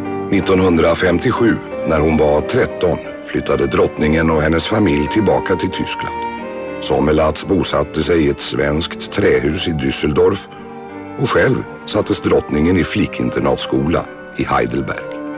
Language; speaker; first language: Swedish; native; Swedish